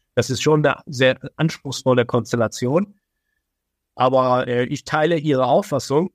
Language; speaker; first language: German; early bilingual, other home language; Persian